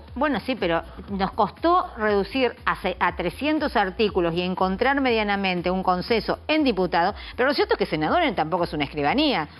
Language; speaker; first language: Spanish; native; Spanish